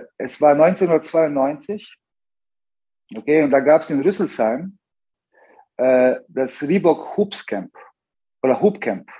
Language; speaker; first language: German; early bilingual, other home language; Serbian